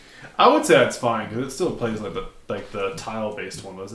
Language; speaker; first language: English; native; English